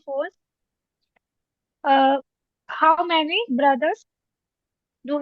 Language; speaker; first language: English; non-native, learner; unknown